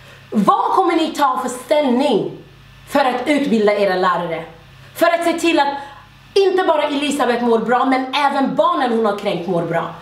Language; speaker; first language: Swedish; early bilingual, other home language; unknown